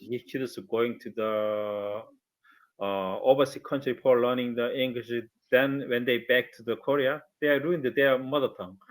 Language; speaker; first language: English; non-native, learner; Korean